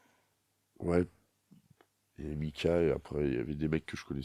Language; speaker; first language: French; native; French